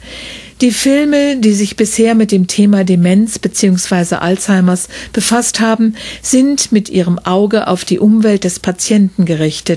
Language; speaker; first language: German; native; German